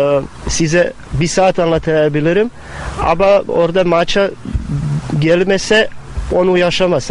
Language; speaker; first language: Turkish; non-native, fluent; Bosnian